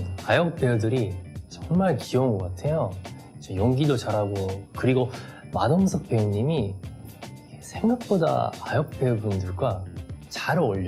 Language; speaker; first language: Korean; non-native, fluent; Japanese